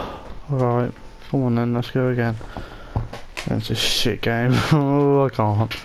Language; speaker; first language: English; native; English